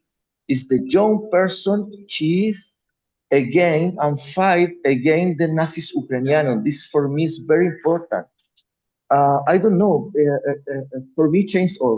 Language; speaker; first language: English; non-native, learner; Spanish